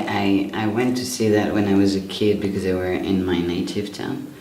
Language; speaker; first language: English; non-native, fluent; French